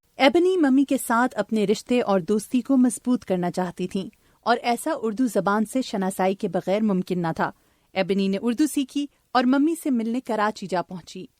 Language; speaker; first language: Urdu; native; Urdu